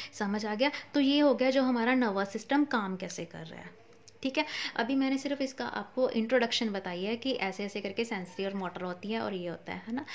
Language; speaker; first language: Hindi; non-native, local second language; Punjabi